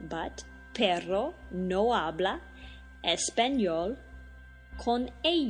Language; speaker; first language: Spanish; non-native, fluent; English